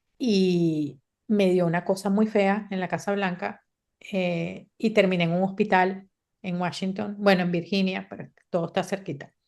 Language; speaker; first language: Spanish; native; Spanish